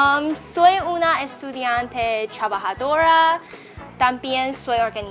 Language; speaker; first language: Spanish; non-native, learner; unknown